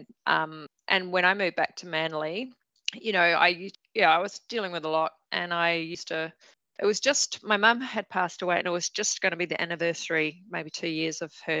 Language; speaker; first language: English; native; English